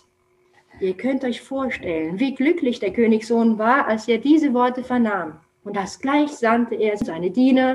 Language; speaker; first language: German; non-native, fluent; Romanian